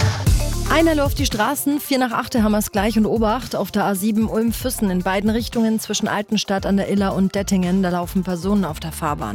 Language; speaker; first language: German; native; German